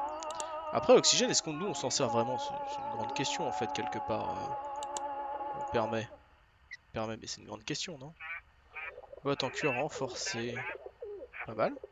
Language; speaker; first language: French; native; French